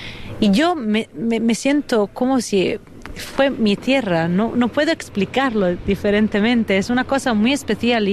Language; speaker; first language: Spanish; non-native, fluent; Italian